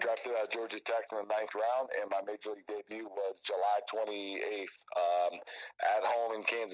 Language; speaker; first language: English; native; English